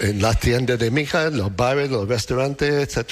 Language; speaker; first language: Spanish; non-native, learner; English